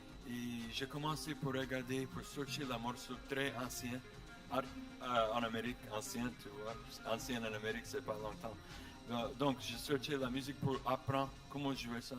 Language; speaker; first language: French; non-native, learner; English